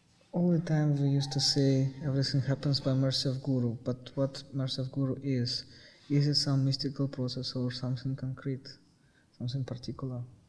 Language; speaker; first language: English; non-native, fluent; Russian